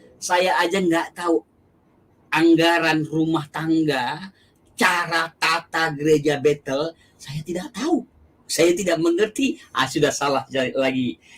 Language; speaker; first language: Indonesian; non-native, local second language; Achinese